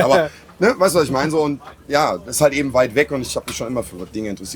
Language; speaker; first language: German; native; German